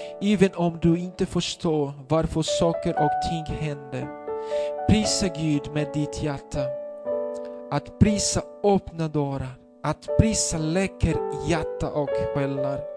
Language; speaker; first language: Swedish; non-native, fluent; Portuguese